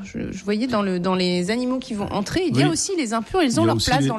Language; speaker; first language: French; native; French